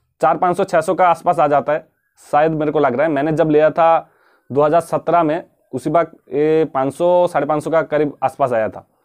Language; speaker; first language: Hindi; non-native, local second language; Bangla